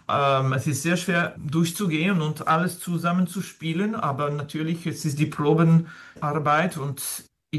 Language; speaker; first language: German; non-native, fluent; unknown